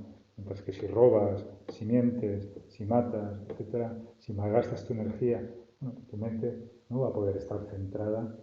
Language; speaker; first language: Spanish; native; Spanish